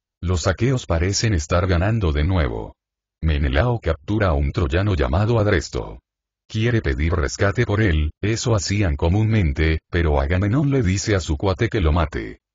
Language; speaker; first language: Spanish; native; Spanish